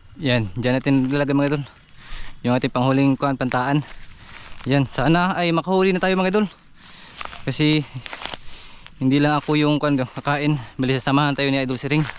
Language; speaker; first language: Filipino; non-native, local second language; Cebuano